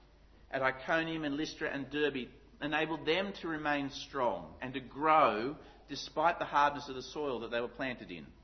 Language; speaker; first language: English; native; English